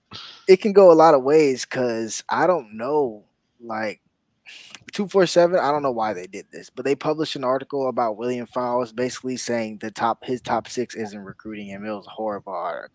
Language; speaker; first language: English; native; English